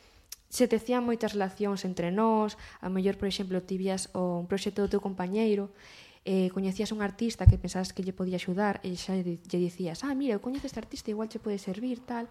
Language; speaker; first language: Galician; native; Galician